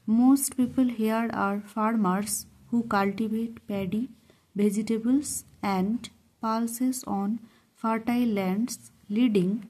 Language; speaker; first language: English; non-native, local second language; Bangla